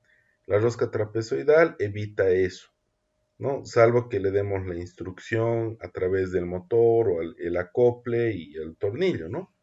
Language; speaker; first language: Spanish; native; Spanish